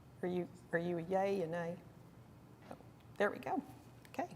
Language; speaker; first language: English; native; English